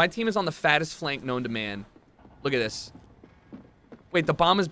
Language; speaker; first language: English; native; English